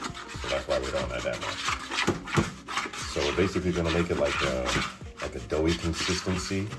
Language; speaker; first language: English; native; English